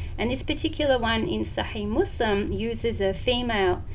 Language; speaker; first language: English; native; English